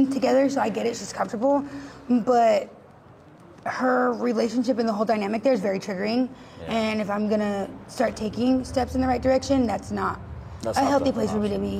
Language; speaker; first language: English; native; English